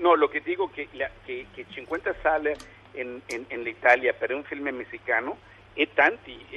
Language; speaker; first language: Italian; non-native, learner; Spanish